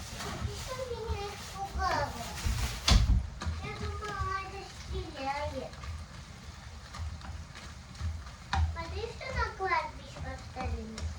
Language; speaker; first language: Russian; early bilingual, other home language; Armenian